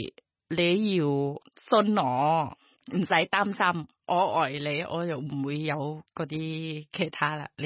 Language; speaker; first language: Cantonese; non-native, fluent; Thai